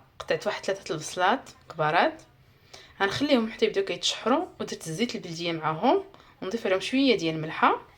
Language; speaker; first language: Arabic; native; Arabic